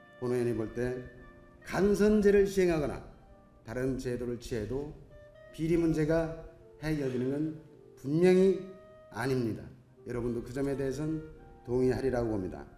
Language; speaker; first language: Korean; native; Korean